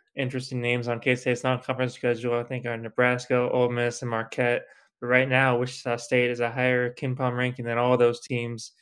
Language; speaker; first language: English; native; English